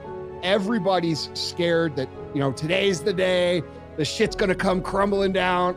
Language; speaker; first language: English; native; English